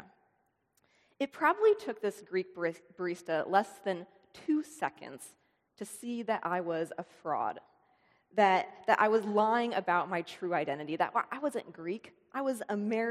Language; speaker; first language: English; native; English